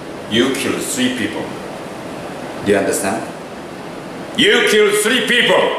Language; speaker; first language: English; non-native, learner; Japanese